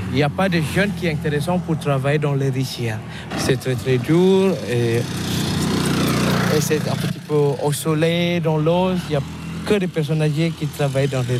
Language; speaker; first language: French; non-native, learner; Balinese